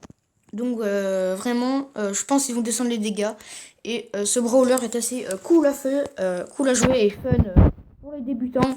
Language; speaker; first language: French; native; French